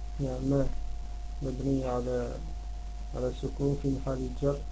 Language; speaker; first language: Arabic; non-native, learner; Dutch